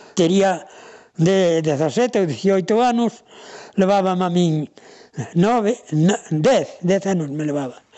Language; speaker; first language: Galician; native; Galician